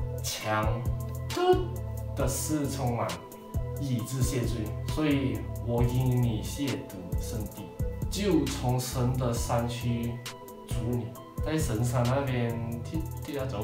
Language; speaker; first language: Chinese; native; Chinese